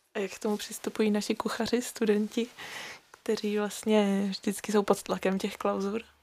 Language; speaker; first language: Czech; native; Czech